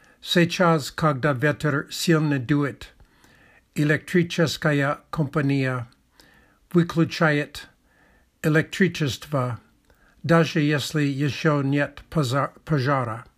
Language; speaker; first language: Russian; non-native, learner; English